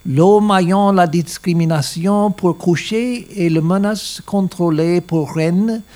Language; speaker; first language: French; non-native, learner; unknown